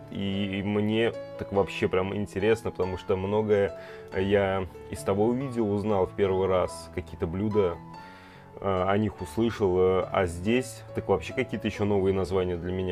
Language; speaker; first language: Russian; native; Russian